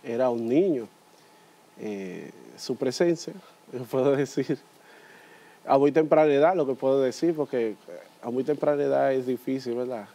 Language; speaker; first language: Spanish; native; Spanish